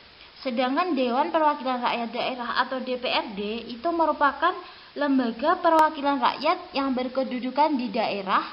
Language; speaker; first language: Indonesian; native; Indonesian